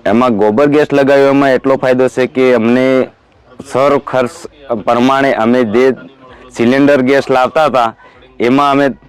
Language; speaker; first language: Gujarati; native; Gujarati